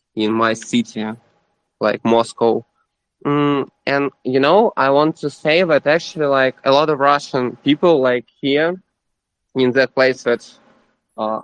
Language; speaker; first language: English; non-native, learner; Russian